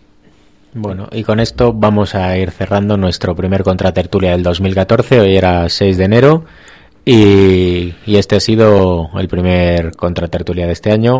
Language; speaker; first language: Spanish; native; Spanish